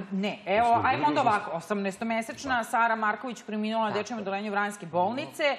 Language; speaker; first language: Serbian; native; Serbian